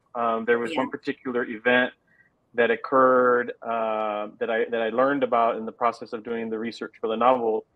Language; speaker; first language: English; native; English